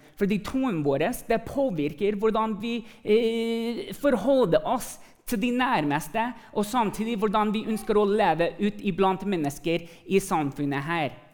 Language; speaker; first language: Norwegian; early bilingual, other home language; English